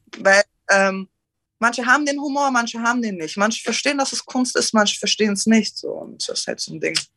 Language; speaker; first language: German; early bilingual, other home language; Turkish